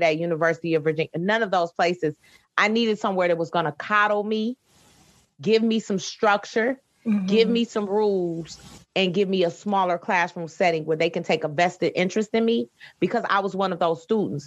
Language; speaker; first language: English; native; English